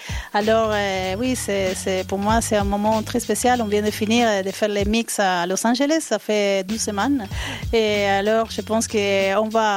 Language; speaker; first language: French; non-native, fluent; Spanish